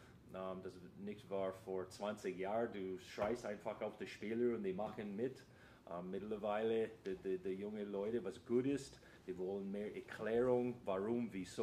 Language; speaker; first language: German; non-native, fluent; English